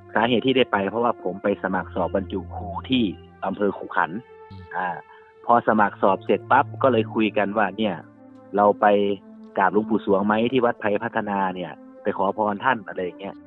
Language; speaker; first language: Thai; native; Thai